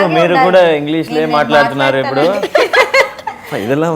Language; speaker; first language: Telugu; non-native, learner; Tamil